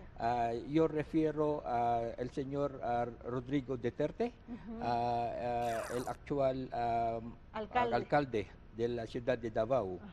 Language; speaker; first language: Spanish; non-native, learner; Filipino